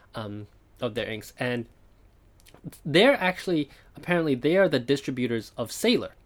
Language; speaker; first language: English; non-native, fluent; Chinese